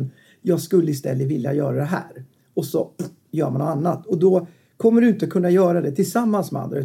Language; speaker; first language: Swedish; native; Swedish